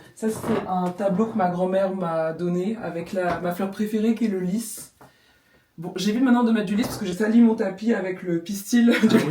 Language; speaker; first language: French; native; French